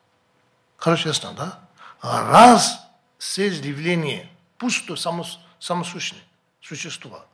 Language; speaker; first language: Russian; non-native, learner; Tibetan